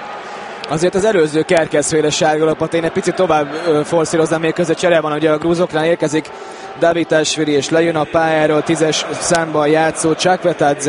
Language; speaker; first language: Hungarian; native; Hungarian